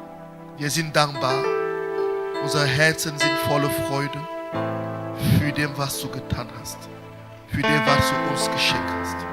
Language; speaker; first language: German; non-native, fluent; French